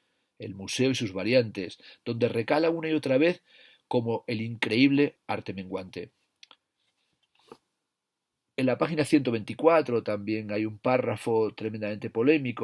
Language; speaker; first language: Spanish; native; Spanish